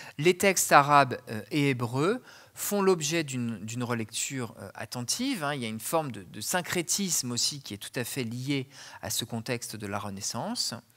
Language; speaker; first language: French; native; French